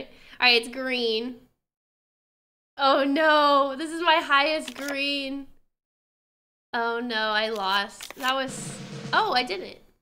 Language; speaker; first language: English; native; English